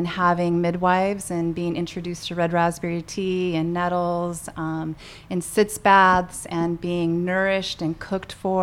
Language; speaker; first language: English; native; English